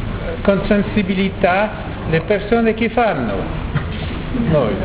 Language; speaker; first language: Italian; non-native, learner; French